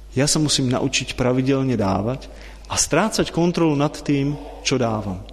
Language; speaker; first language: Slovak; non-native, fluent; Czech